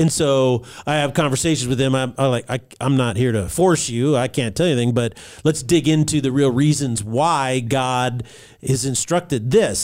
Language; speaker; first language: English; native; English